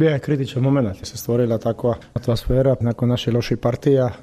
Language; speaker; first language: Croatian; native; Croatian